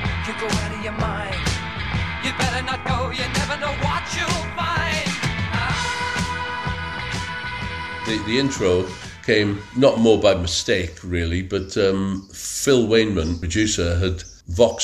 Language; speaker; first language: English; native; English